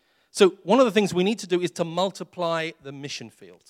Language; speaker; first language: English; native; English